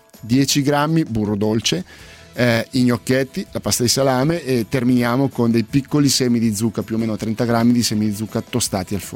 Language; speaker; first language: Italian; native; Italian